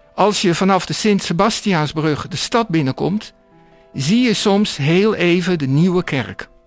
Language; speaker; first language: Dutch; native; Dutch